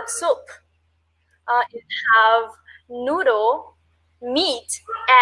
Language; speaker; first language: English; non-native, learner; Vietnamese